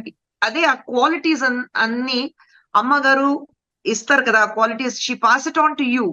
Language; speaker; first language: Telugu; non-native, fluent; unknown